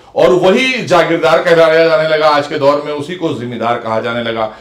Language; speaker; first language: Hindi; native; Hindi